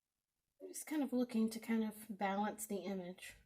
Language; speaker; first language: English; native; English